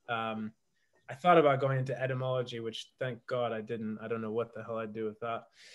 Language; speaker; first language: English; native; English